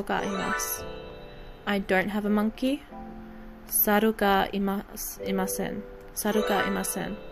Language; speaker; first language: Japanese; non-native, learner; English